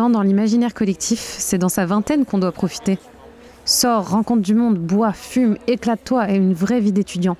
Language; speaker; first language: French; native; French